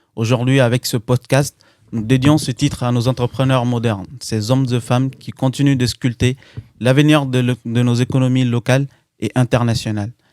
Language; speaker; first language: French; non-native, local second language; Bambara